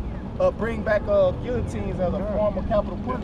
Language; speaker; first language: English; native; English